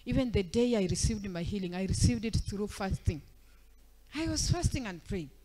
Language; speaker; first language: English; non-native, local second language; Swahili